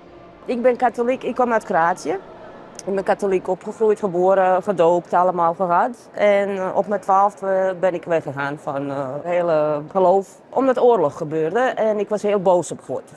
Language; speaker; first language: Dutch; early bilingual, other home language; Croatian